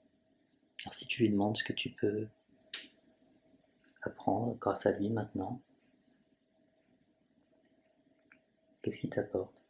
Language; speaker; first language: French; native; French